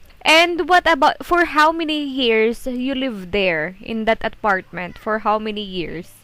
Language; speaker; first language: English; non-native, fluent; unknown